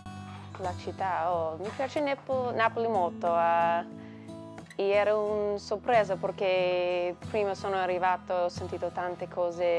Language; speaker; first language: Italian; non-native, learner; English